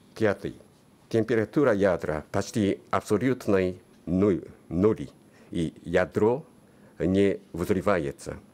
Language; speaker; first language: Russian; non-native, learner; Japanese